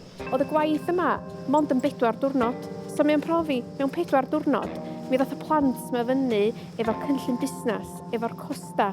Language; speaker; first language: Welsh; native; Welsh